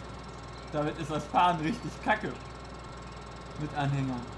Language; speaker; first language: German; native; German